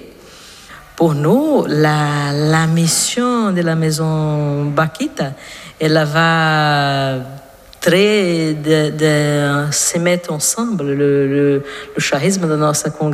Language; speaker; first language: French; non-native, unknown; Portuguese